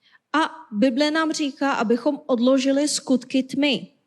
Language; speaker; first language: Czech; non-native, fluent; Korean